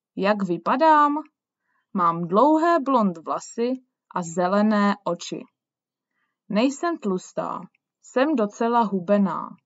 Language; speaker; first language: Czech; native; Czech